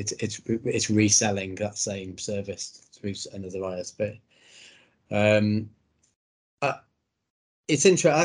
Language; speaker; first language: English; native; English